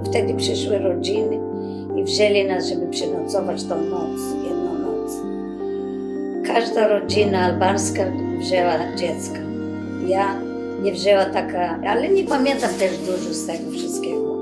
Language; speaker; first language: Polish; early bilingual, other home language; Macedonian